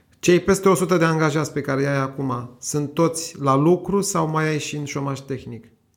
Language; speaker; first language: Romanian; native; Romanian